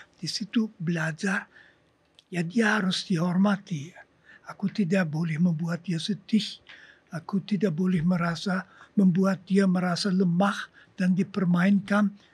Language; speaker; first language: Indonesian; non-native, fluent; German